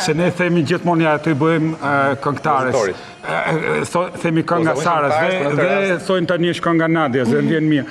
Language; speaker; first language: Albanian; native; Albanian